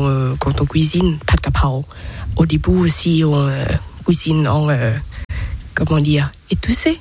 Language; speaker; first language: French; non-native, learner; Thai